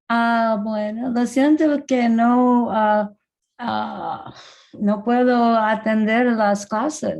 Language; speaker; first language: Spanish; non-native, learner; English